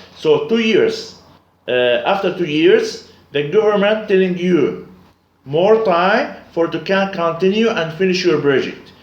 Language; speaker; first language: English; non-native, learner; Arabic